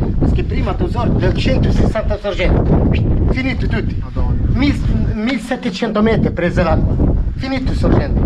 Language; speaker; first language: Italian; non-native, learner; Arabic